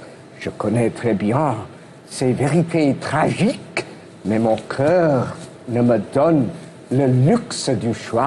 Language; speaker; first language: French; non-native, fluent; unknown